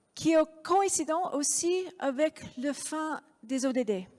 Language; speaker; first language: French; non-native, learner; English